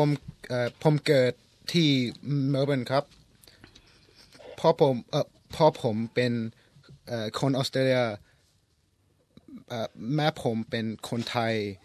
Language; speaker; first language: Thai; early bilingual, heritage; English